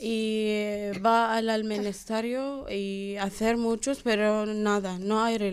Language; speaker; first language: Spanish; non-native, learner; Arabic